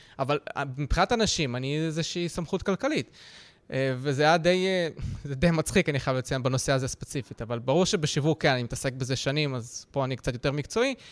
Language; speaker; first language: Hebrew; early bilingual, other home language; Russian